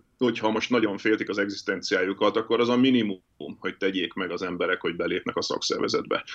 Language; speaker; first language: Hungarian; native; Hungarian